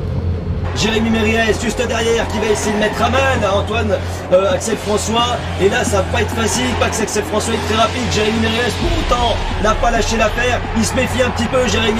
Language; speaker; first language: French; native; French